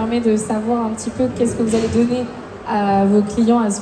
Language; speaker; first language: French; native; French